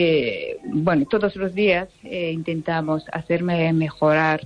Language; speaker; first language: Spanish; non-native, learner; Japanese